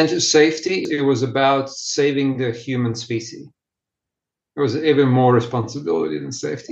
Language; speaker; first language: English; non-native, fluent; Ukrainian